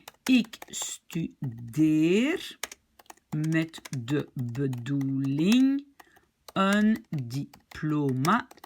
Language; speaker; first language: Dutch; non-native, local second language; French